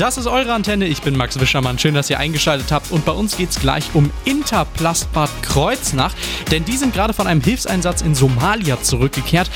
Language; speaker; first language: German; native; German